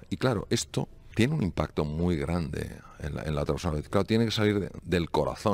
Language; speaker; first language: Spanish; native; Spanish